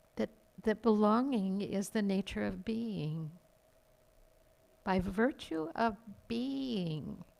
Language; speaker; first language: English; native; English